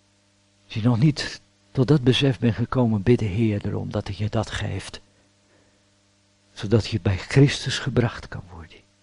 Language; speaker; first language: Dutch; native; Dutch